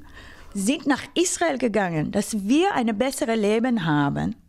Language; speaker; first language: German; non-native, fluent; Hebrew